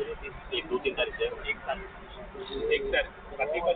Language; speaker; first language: Hindi; native; Hindi